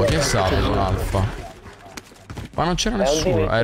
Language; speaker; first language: Italian; native; Italian